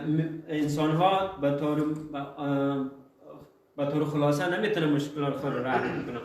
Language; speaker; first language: Persian; early bilingual, heritage; Persian